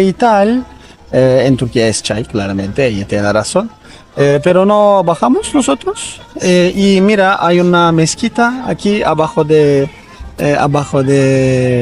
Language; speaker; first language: Spanish; non-native, learner; Turkish